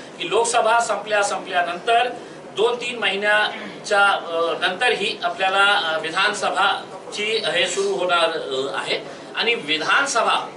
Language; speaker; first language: Marathi; non-native, local second language; Urdu